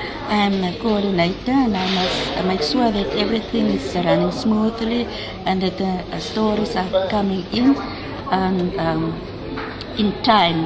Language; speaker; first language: English; non-native, local second language; Afrikaans